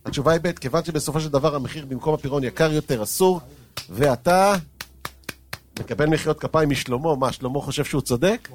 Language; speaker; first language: Hebrew; native; Hebrew